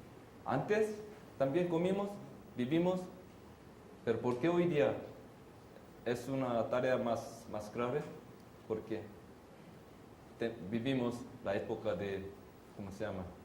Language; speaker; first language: Spanish; non-native, fluent; Korean